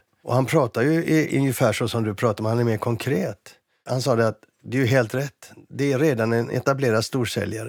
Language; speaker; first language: Swedish; native; Swedish